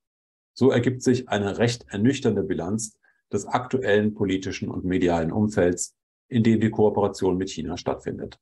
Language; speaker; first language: German; native; German